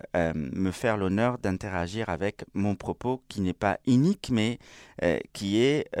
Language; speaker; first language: French; non-native, fluent; Spanish